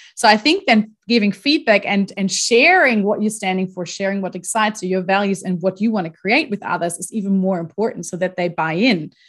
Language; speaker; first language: English; non-native, fluent; German